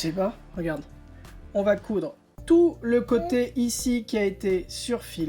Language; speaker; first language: French; native; French